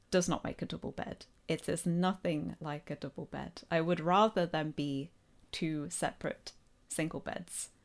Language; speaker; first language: English; native; English